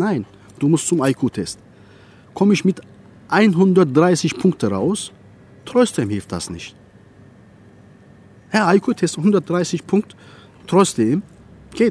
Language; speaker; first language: German; non-native, fluent; Turkish